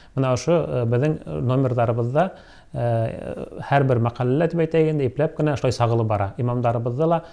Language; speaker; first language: Tatar; non-native, local second language; Bashkir